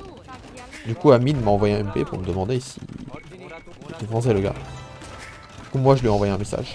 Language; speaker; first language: French; native; French